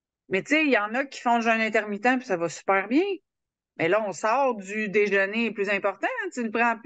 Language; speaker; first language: French; native; French